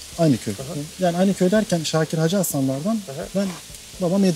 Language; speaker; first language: Turkish; native; Turkish